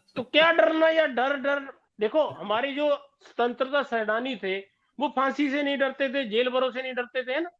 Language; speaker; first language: Hindi; non-native, local second language; Punjabi